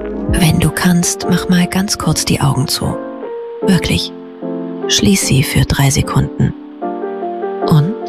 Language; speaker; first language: German; native; German